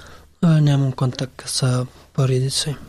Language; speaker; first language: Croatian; non-native, learner; Pashto